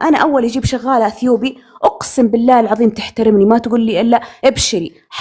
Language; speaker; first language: Arabic; native; Arabic